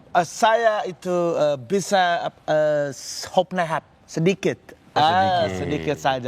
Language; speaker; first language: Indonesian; non-native, learner; Thai